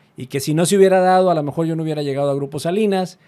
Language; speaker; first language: Spanish; native; Spanish